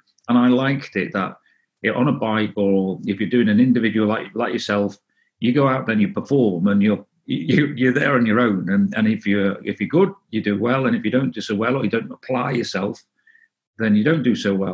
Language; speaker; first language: English; non-native, local second language; Welsh